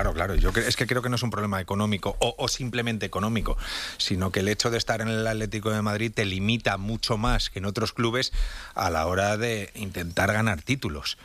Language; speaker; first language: Spanish; native; Spanish